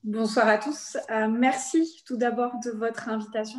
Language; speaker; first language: French; native; French